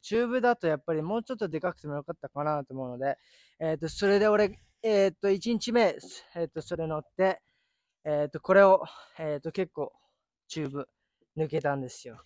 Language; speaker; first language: Japanese; early bilingual, other home language; English